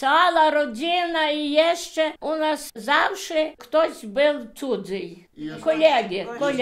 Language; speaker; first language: Polish; early bilingual, heritage; Polish